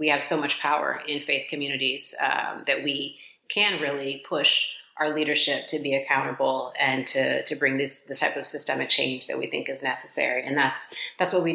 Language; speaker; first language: English; native; English